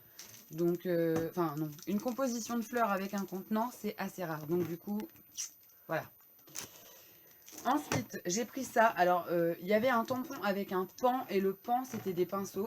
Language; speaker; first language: French; native; French